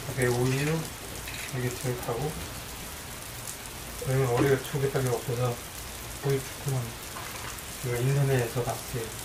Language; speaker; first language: Korean; non-native, learner; Chinese